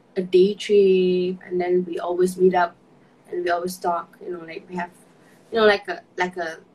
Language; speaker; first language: English; non-native, local second language; Malay